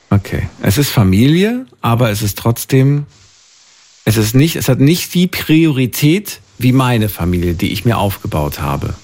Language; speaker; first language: German; native; German